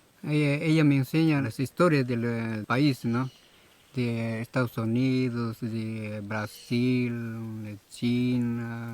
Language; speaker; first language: Spanish; non-native, local second language; Quechua